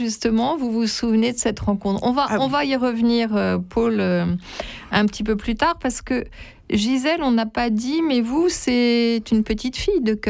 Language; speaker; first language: French; native; French